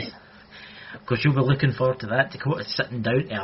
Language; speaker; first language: English; native; English